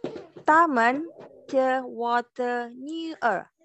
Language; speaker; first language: Chinese; non-native, learner; Malay